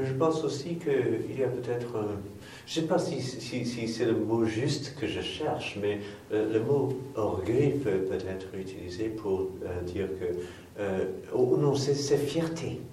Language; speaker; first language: French; non-native, fluent; English